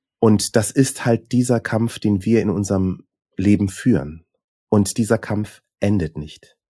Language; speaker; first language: German; early bilingual, other home language; Swahili